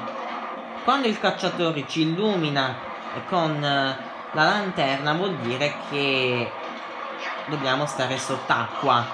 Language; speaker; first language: Italian; native; Italian